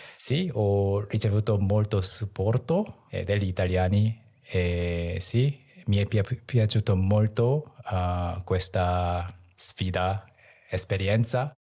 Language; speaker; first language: Italian; non-native, learner; Korean